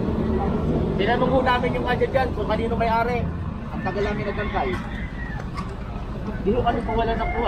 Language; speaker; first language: Filipino; native; Filipino